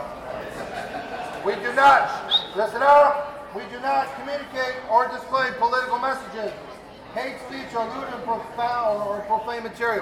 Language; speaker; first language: English; native; English